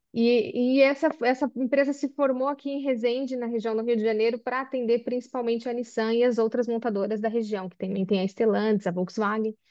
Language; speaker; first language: Portuguese; native; Portuguese